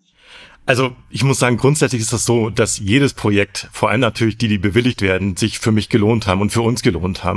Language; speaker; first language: German; native; German